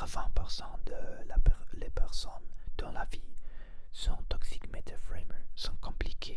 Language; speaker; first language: French; non-native, learner; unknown